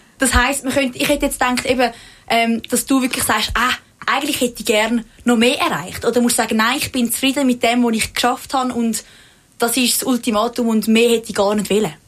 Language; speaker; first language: German; native; German